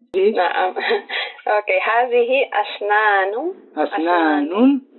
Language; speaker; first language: Arabic; non-native, learner; Tigrinya